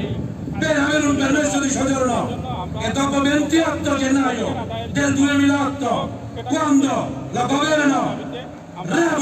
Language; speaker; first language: Italian; non-native, fluent; Bangla